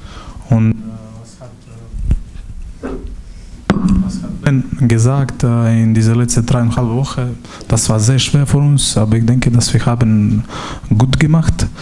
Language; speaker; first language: German; non-native, learner; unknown